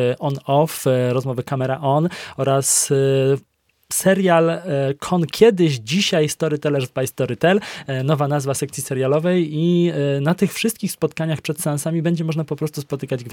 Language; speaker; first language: Polish; native; Polish